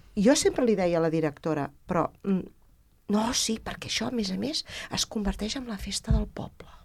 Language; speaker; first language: Catalan; native; Catalan